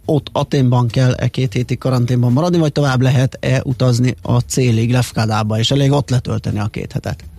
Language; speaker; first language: Hungarian; native; Hungarian